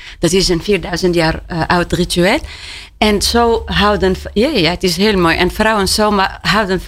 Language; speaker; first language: Dutch; non-native, fluent; Arabic